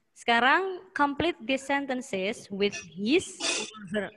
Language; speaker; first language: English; non-native, learner; Indonesian